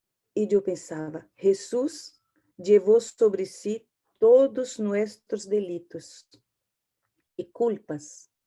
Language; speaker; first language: Portuguese; non-native, learner; Spanish